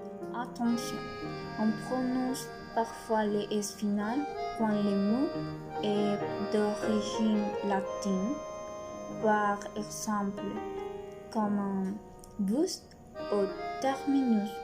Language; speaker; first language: French; non-native, learner; Spanish